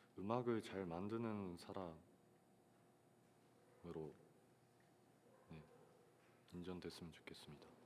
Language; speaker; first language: Korean; non-native, fluent; Japanese